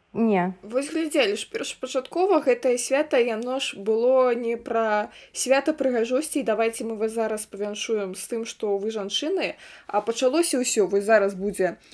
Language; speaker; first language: Belarusian; native; Belarusian